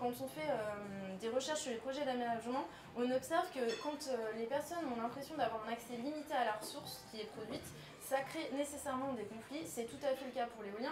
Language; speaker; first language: French; native; French